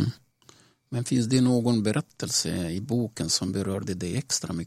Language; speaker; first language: Swedish; non-native, fluent; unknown